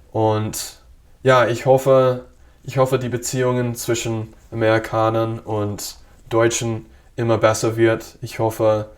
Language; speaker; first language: German; non-native, fluent; English